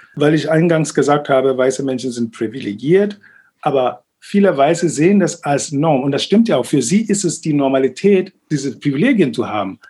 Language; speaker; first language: German; non-native, fluent; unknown